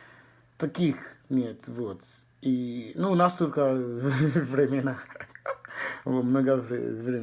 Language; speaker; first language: Russian; non-native, fluent; English